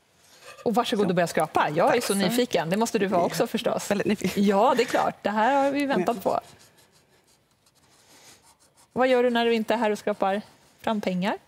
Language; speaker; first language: Swedish; native; Swedish